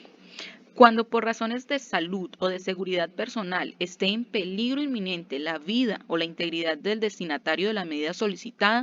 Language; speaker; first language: Spanish; native; Spanish